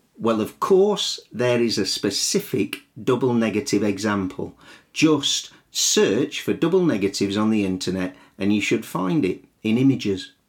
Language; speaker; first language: English; native; English